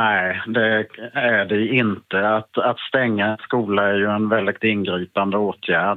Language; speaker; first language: Swedish; native; Swedish